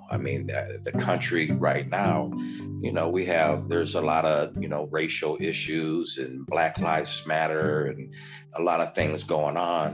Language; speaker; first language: English; native; English